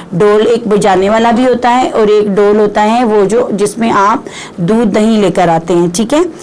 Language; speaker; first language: Urdu; non-native, local second language; Punjabi